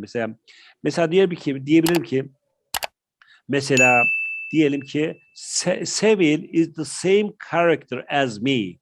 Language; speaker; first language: English; non-native, fluent; Turkish